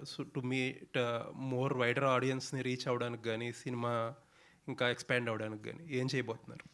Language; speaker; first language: Telugu; native; Telugu